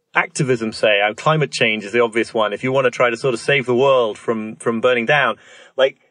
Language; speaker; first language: English; native; English